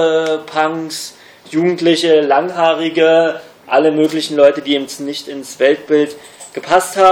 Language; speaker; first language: German; native; German